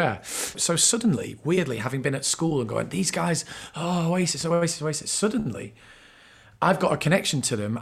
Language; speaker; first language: English; native; English